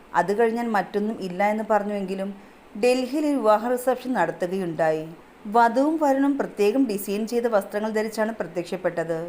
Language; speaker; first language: Malayalam; native; Malayalam